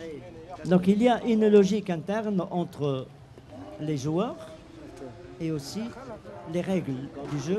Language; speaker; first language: French; non-native, local second language; Arabic